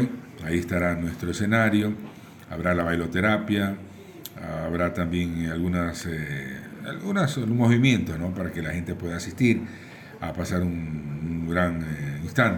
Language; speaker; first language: Spanish; native; Spanish